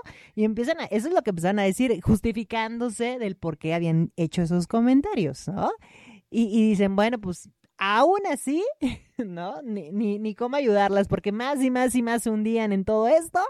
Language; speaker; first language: Spanish; native; Spanish